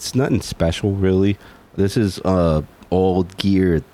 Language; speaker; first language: English; native; English